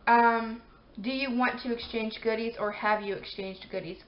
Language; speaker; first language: English; native; English